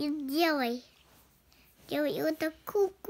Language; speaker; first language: Russian; early bilingual, heritage; Russian